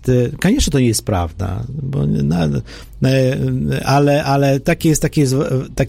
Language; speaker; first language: Polish; non-native, learner; Ukrainian